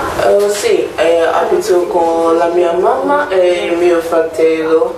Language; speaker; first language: Italian; non-native, learner; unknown